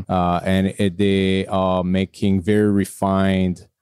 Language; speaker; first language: English; non-native, fluent; French